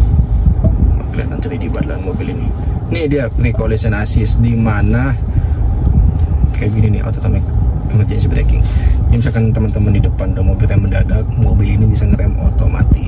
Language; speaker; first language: Indonesian; native; Indonesian